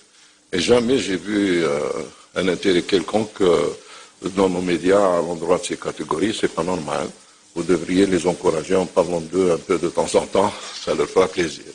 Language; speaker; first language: French; non-native, local second language; Arabic